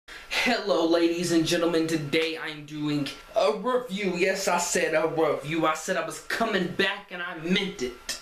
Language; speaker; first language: English; native; English